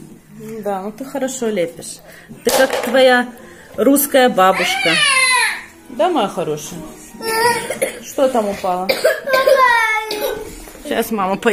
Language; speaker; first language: Russian; native; Russian